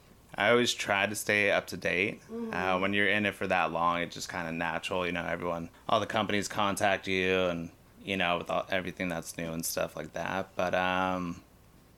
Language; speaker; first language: English; native; English